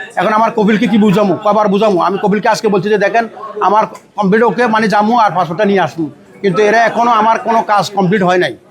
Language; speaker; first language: Bangla; native; Bangla